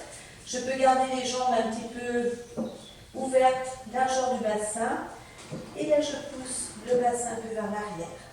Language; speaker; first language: French; native; French